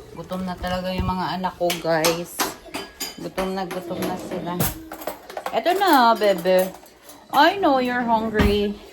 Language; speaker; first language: Filipino; non-native, local second language; Cebuano